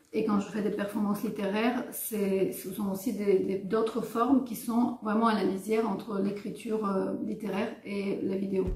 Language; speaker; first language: French; non-native, fluent; Bulgarian